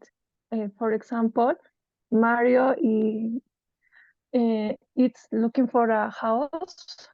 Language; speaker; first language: English; non-native, learner; Spanish